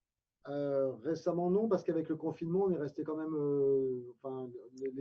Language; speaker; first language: French; native; French